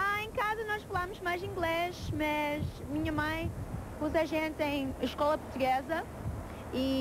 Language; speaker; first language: Portuguese; early bilingual, heritage; English